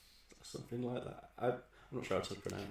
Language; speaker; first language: English; native; English